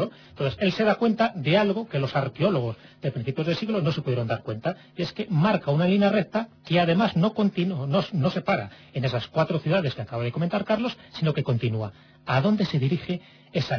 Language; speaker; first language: Spanish; native; Spanish